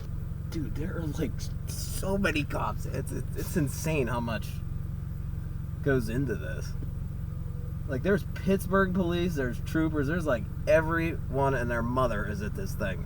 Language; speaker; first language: English; native; English